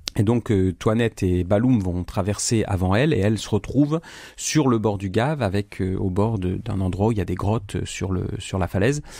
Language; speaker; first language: French; native; French